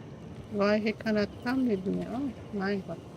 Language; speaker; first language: English; non-native, learner; Filipino